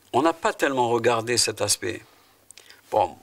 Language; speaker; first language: French; non-native, local second language; Arabic